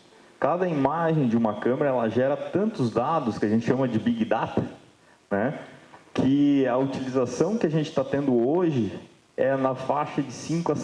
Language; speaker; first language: Portuguese; native; Portuguese